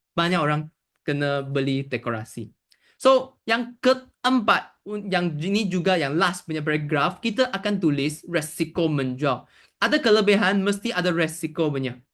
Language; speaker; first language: Malay; non-native, local second language; Chinese